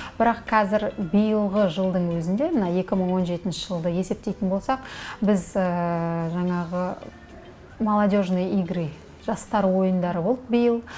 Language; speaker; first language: Kazakh; native; Kazakh